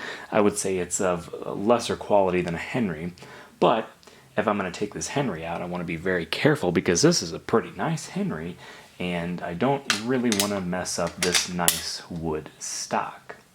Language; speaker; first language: English; native; English